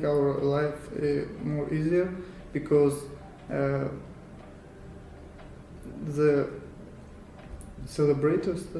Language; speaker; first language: English; non-native, learner; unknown